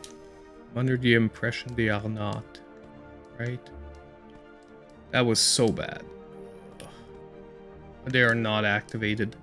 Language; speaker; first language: English; native; English